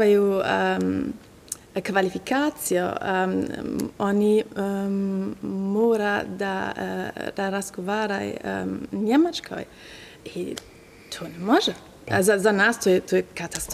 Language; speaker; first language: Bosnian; non-native, learner; German